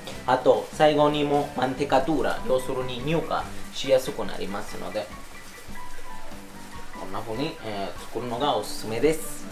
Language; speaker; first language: Japanese; non-native, fluent; Italian